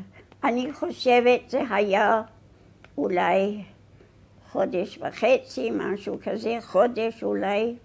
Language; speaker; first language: Hebrew; non-native, fluent; English